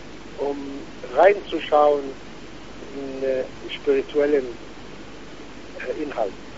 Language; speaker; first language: German; non-native, fluent; Arabic